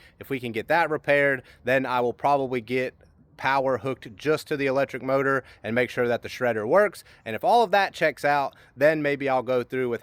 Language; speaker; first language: English; native; English